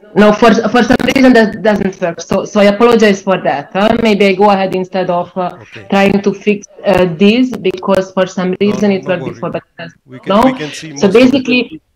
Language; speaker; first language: English; non-native, fluent; Ukrainian